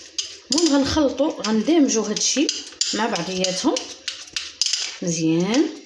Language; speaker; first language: Arabic; native; Arabic